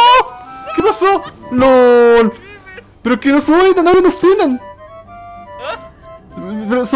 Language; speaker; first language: Spanish; native; Spanish